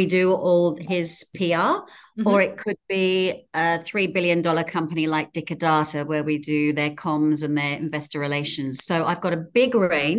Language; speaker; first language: English; native; English